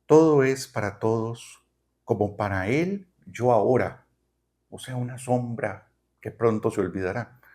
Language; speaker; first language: Spanish; native; Spanish